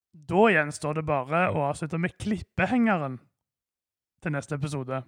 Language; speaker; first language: Norwegian; native; Norwegian